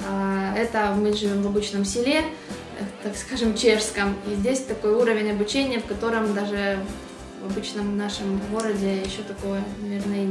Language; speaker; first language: Russian; native; Russian